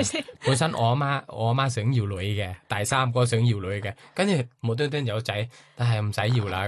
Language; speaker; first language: Cantonese; non-native, learner; Thai